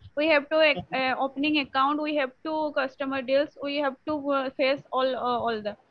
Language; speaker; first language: English; non-native, local second language; Odia